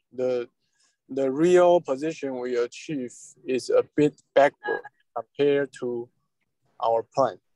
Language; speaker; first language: English; non-native, fluent; Chinese